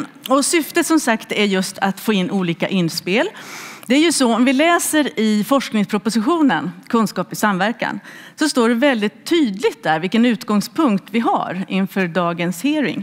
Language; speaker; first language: Swedish; native; Swedish